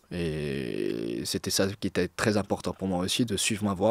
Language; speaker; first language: French; non-native, fluent; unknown